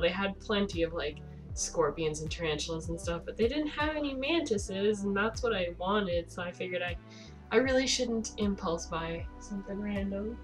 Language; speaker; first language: English; native; English